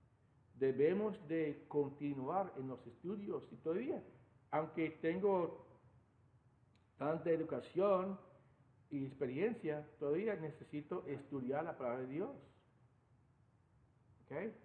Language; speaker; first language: Spanish; non-native, fluent; English